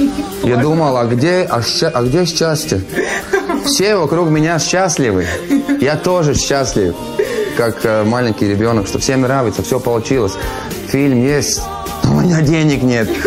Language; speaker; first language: Russian; non-native, fluent; Latvian